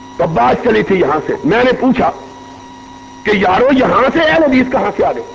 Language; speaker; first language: Urdu; non-native, local second language; Punjabi